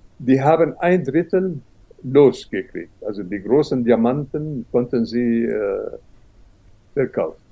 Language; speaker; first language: German; non-native, fluent; Arabic